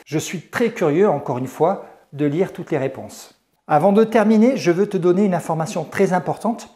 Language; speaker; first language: French; native; French